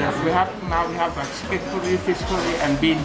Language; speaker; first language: English; non-native, learner; Thai